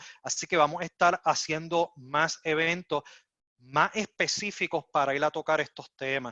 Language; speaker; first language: Spanish; native; Spanish